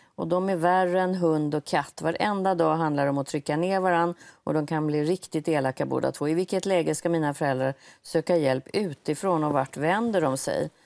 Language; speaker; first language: Swedish; native; Swedish